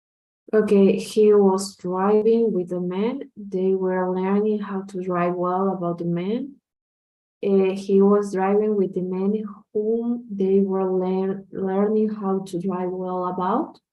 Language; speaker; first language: English; non-native, learner; Spanish